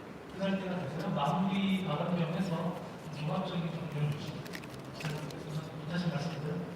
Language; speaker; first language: Korean; native; Korean